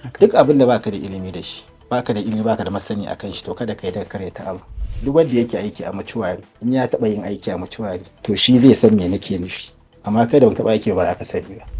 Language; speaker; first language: Hausa; native; Hausa